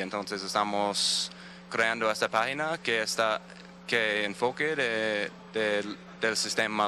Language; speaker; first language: Spanish; non-native, fluent; English